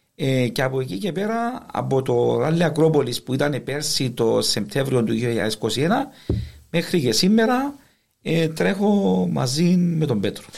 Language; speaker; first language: Greek; native; Greek